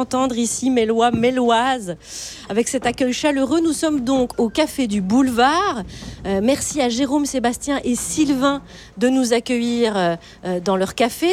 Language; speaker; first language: French; native; French